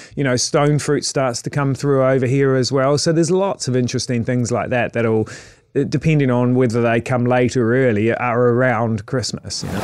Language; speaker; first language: English; native; English